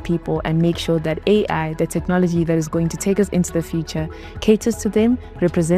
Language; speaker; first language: English; non-native, local second language; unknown